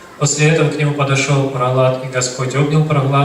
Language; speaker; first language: Russian; native; Russian